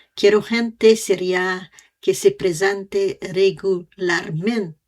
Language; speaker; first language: Spanish; non-native, learner; French